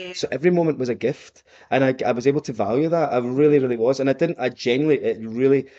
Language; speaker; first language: English; native; English